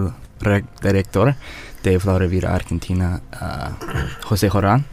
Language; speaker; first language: Spanish; non-native, learner; English